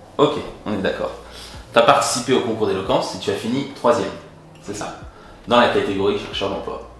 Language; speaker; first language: French; native; French